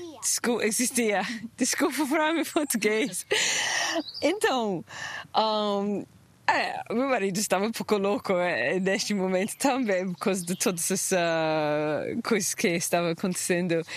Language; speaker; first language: Portuguese; non-native, learner; English